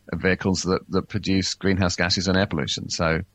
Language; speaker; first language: English; native; English